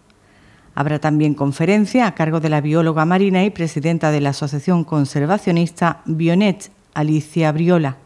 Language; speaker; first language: Spanish; native; Spanish